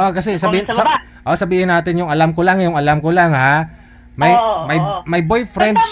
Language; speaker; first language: Filipino; native; Filipino